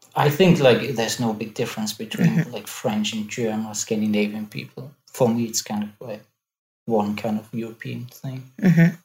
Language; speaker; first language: English; non-native, fluent; German